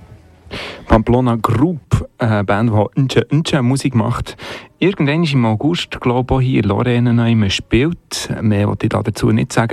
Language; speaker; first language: German; native; German